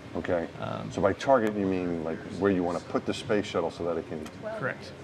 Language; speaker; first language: English; native; English